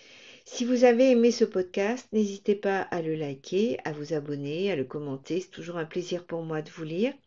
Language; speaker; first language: French; native; French